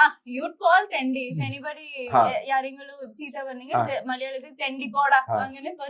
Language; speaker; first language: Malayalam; non-native, learner; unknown